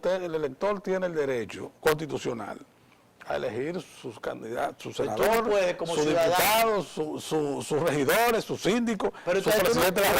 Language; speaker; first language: Spanish; native; Spanish